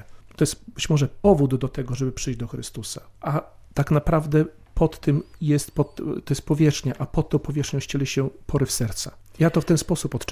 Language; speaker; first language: Polish; native; Polish